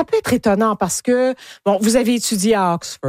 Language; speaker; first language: French; native; French